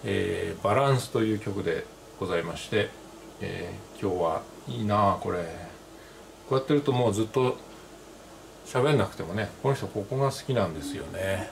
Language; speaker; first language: Japanese; native; Japanese